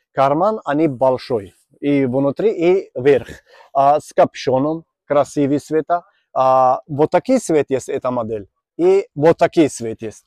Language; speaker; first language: Russian; non-native, learner; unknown